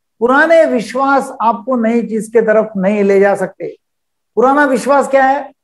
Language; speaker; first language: Hindi; non-native, local second language; Marathi